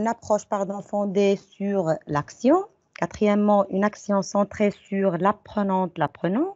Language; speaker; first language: French; non-native, local second language; Arabic